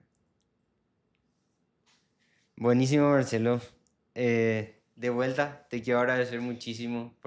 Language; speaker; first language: Spanish; native; Spanish